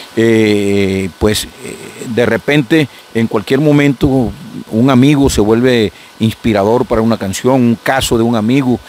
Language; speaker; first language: Spanish; native; Spanish